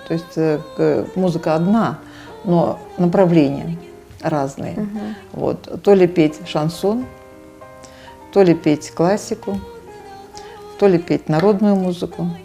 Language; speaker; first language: Russian; native; Russian